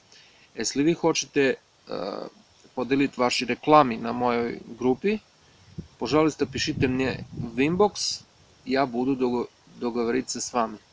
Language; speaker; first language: Russian; non-native, learner; Serbian